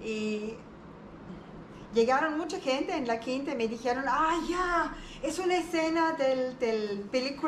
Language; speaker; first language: Spanish; non-native, learner; German